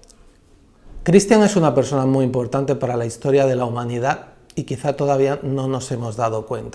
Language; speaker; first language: Spanish; native; Spanish